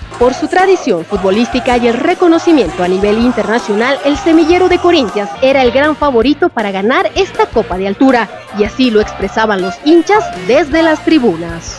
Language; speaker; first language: Spanish; native; Spanish